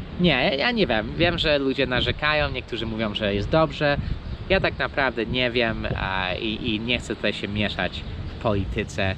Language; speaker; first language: Polish; early bilingual, heritage; Polish